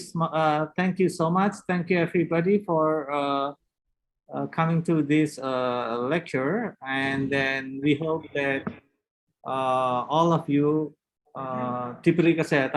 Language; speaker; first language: English; non-native, learner; Indonesian